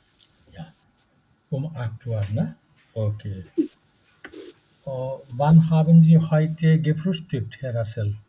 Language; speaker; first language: German; non-native, fluent; Bangla